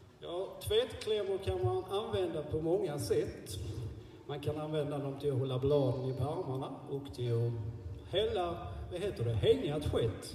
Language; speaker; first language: Swedish; native; Swedish